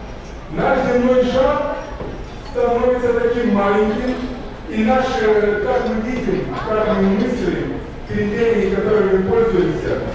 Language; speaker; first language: Russian; native; Russian